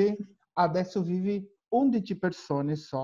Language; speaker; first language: Italian; non-native, learner; Portuguese